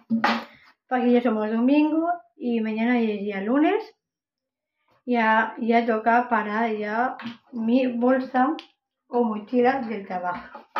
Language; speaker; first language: Spanish; non-native, local second language; Catalan